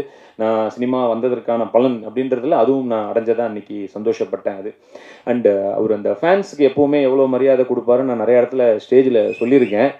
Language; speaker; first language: Tamil; native; Tamil